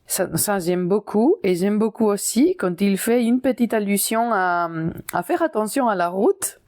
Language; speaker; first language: French; non-native, fluent; Spanish